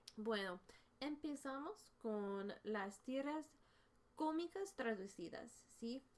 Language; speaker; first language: Spanish; non-native, fluent; English